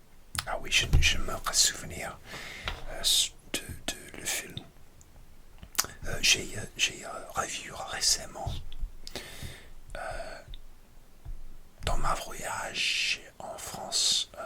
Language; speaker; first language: French; non-native, learner; English